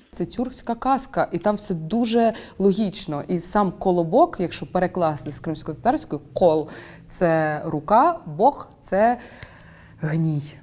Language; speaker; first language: Ukrainian; non-native, local second language; Crimean Tatar